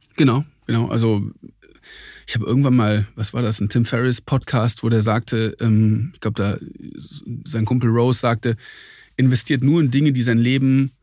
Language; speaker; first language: German; native; German